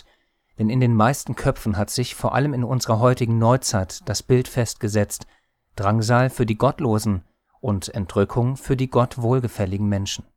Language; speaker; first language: German; native; German